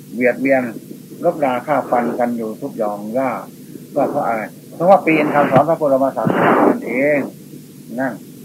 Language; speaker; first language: Thai; native; Thai